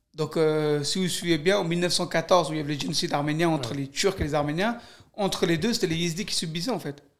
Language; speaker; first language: French; early bilingual, other home language; Kurdish